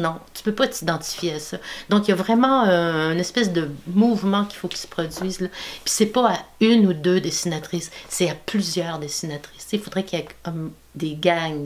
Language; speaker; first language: French; native; French